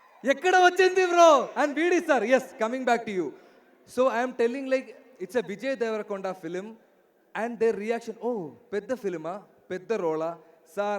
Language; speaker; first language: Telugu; non-native, learner; Malayalam